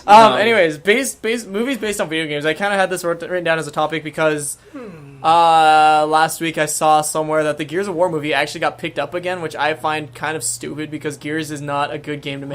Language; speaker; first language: English; native; English